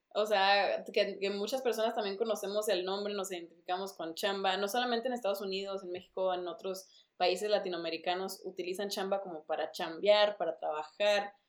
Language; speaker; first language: Spanish; early bilingual, other home language; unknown